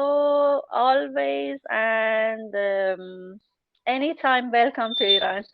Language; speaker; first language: English; non-native, learner; Persian